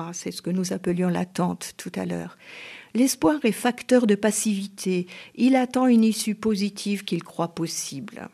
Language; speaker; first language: French; native; French